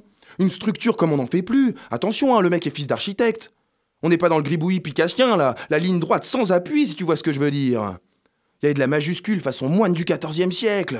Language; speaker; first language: French; native; French